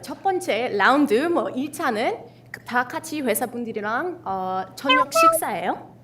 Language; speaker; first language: Korean; non-native, fluent; Spanish